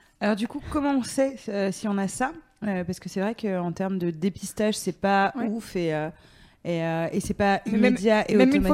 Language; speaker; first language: French; native; French